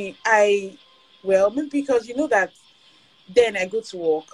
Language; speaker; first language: English; non-native, local second language; Yoruba